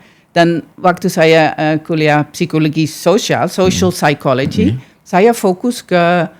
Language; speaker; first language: Indonesian; non-native, fluent; Dutch